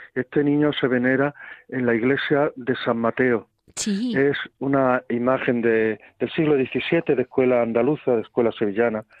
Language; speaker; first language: Spanish; native; Spanish